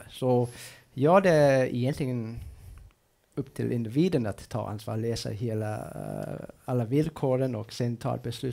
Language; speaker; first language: Swedish; non-native, fluent; English